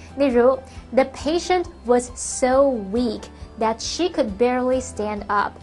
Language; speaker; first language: English; non-native, fluent; Chinese